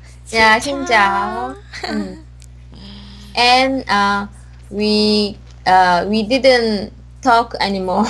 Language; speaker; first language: English; non-native, learner; Korean